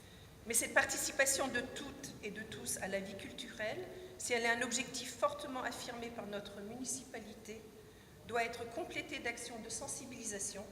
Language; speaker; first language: French; native; French